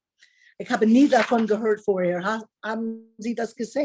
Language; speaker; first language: German; non-native, learner; English